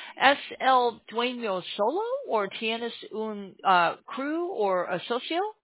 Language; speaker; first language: Spanish; non-native, learner; English